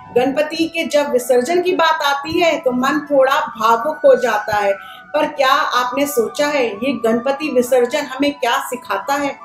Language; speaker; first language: Hindi; native; Hindi